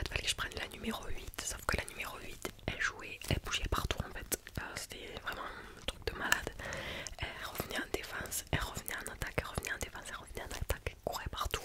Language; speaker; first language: French; native; French